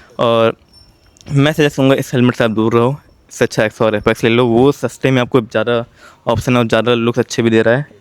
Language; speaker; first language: Hindi; native; Hindi